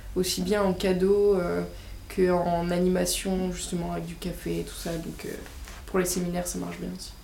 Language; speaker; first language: French; native; French